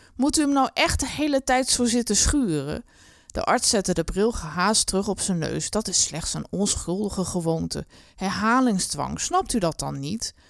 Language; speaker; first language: Dutch; native; Dutch